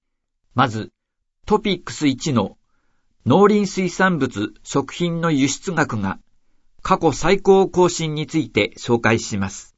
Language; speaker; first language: Japanese; native; Japanese